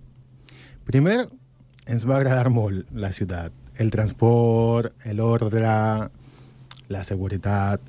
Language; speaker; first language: Catalan; non-native, learner; Spanish